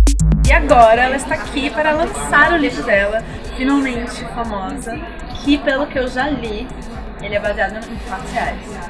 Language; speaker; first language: Portuguese; native; Portuguese